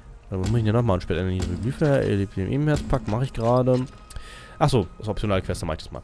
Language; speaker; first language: German; native; German